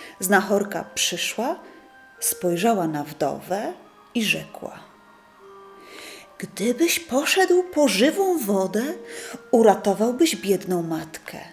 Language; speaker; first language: Polish; native; Polish